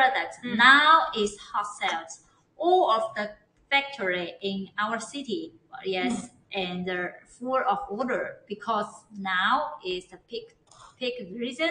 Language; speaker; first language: English; non-native, learner; Chinese